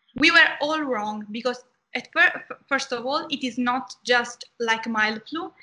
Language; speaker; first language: English; non-native, fluent; Italian